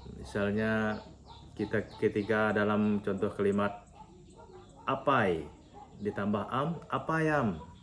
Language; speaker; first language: Indonesian; non-native, local second language; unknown